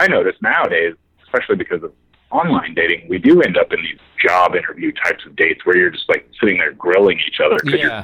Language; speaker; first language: English; native; English